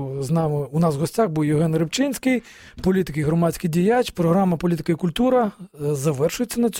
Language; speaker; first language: Ukrainian; native; Ukrainian